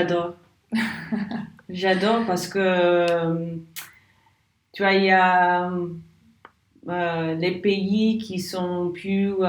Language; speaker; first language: French; non-native, learner; English